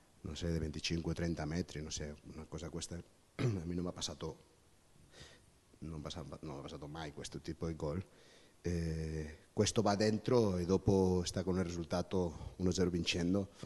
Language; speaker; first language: Italian; non-native, fluent; Spanish